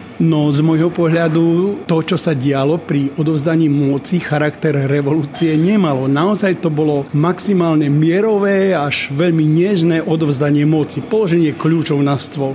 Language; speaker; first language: Slovak; native; Slovak